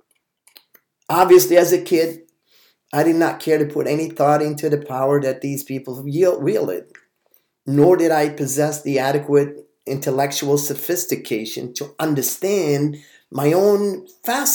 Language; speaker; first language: English; non-native, fluent; Arabic